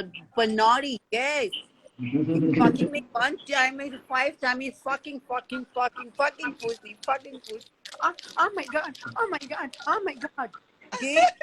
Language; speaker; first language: English; non-native, learner; Hindi